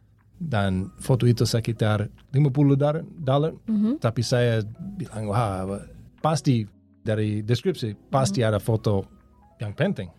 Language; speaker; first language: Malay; non-native, learner; English